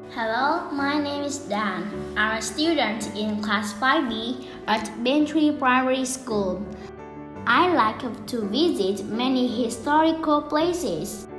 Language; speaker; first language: English; non-native, learner; Vietnamese